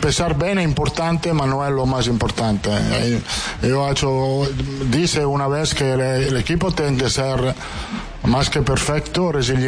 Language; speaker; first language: Portuguese; non-native, fluent; Italian